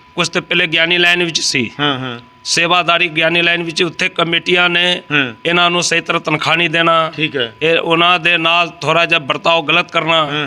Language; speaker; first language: Punjabi; non-native, local second language; Hindi